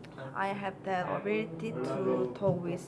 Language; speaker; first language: English; non-native, learner; Korean